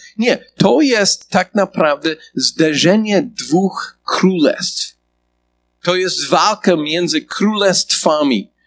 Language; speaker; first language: Polish; non-native, fluent; English